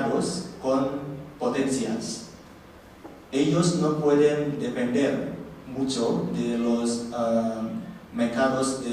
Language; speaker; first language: Spanish; non-native, learner; Indonesian